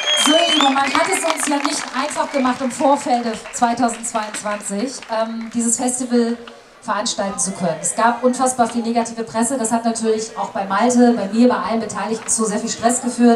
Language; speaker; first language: German; native; German